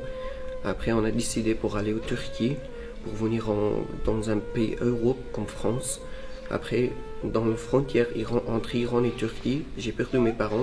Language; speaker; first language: French; non-native, learner; Persian